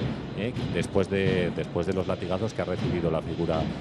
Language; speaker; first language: Spanish; native; Spanish